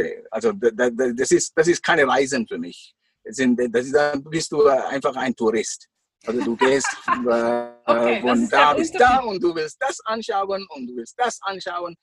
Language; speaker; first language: German; non-native, fluent; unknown